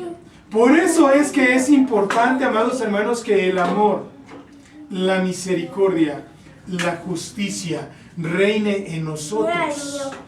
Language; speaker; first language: Spanish; native; Spanish